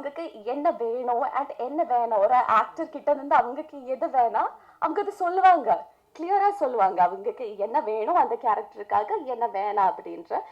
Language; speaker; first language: Tamil; non-native, fluent; Malayalam